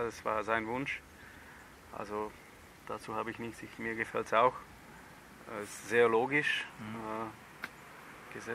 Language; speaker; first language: German; non-native, fluent; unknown